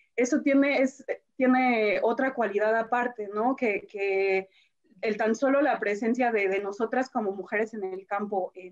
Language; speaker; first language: Spanish; native; Spanish